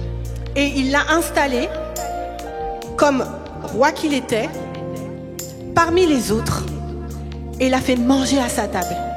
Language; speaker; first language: French; native; French